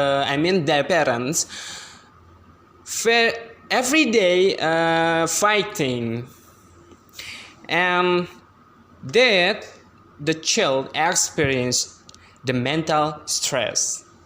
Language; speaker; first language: English; non-native, learner; Indonesian